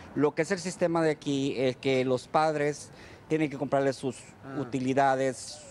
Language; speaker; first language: Spanish; early bilingual, heritage; Spanish